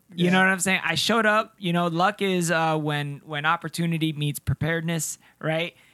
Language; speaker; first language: English; non-native, fluent; Spanish